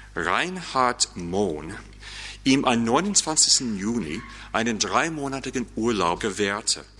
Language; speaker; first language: German; non-native, fluent; English